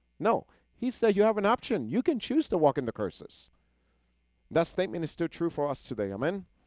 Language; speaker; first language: English; non-native, fluent; Hebrew